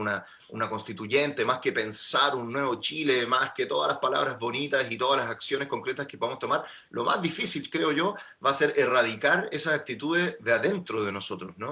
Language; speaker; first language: Spanish; native; Spanish